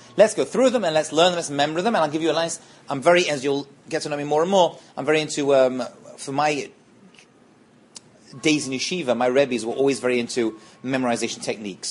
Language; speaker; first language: English; native; English